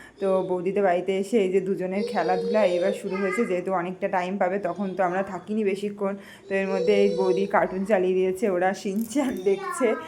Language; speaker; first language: Bangla; native; Bangla